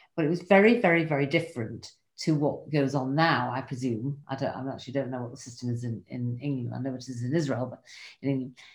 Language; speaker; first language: English; native; English